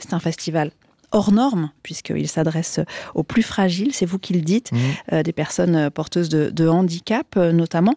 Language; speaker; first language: French; native; French